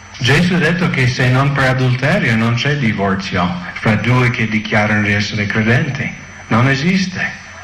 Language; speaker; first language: Italian; non-native, fluent; English